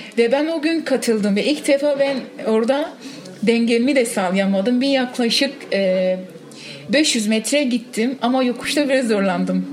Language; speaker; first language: Turkish; non-native, local second language; Kurdish